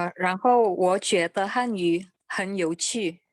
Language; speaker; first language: Chinese; non-native, learner; Indonesian